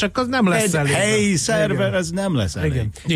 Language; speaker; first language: Hungarian; non-native, fluent; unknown